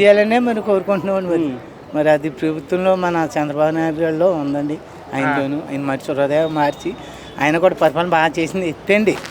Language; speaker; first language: Telugu; native; Telugu